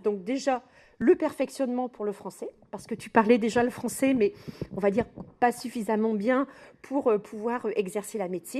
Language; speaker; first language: French; native; French